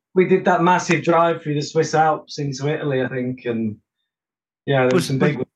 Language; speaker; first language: English; native; English